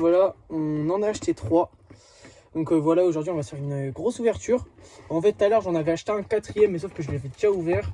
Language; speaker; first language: French; native; French